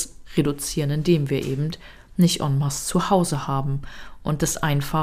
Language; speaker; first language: German; native; German